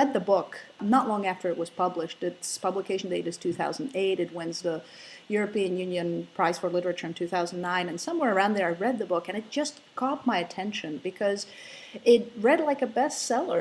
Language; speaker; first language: English; non-native, fluent; Slovak